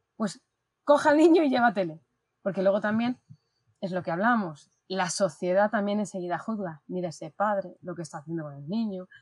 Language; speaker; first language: Spanish; native; Spanish